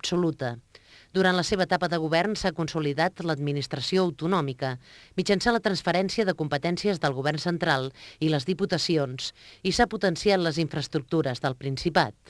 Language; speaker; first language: Catalan; native; Catalan